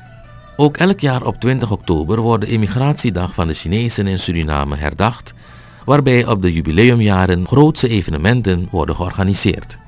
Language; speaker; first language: Dutch; native; Dutch